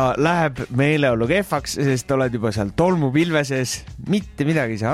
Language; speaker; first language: Estonian; native; Estonian